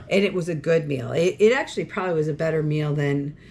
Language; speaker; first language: English; native; English